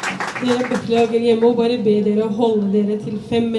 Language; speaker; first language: Swedish; non-native, fluent; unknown